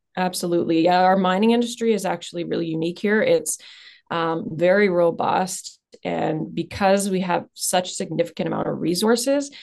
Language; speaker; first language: English; native; English